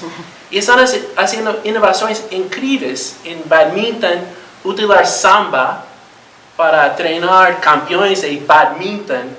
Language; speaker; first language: Portuguese; non-native, learner; Spanish